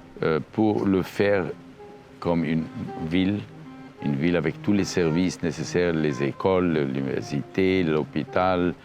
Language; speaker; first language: French; non-native, fluent; Arabic